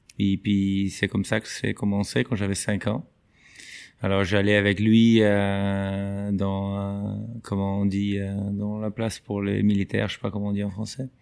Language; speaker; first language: French; non-native, fluent; Portuguese